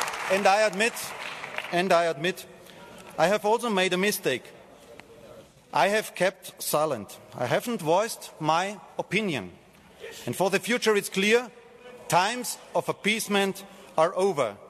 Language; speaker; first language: English; non-native, fluent; German